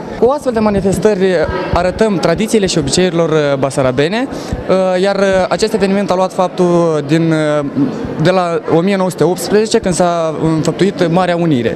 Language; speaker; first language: Romanian; native; Romanian